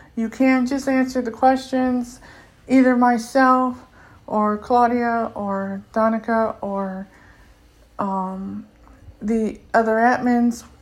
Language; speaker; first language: English; native; English